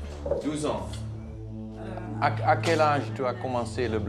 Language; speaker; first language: French; non-native, fluent; Dutch